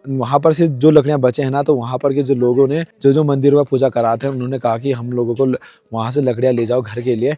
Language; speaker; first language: Hindi; native; Hindi